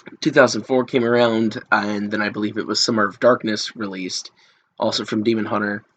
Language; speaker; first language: English; native; English